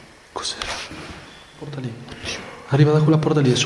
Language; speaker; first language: Italian; native; Italian